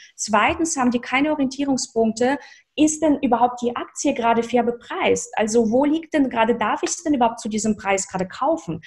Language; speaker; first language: German; early bilingual, other home language; Russian